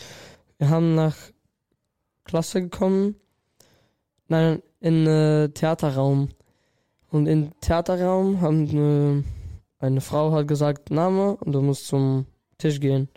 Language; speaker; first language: German; non-native, learner; Russian